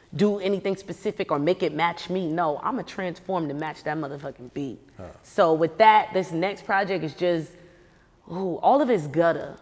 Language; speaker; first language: English; native; English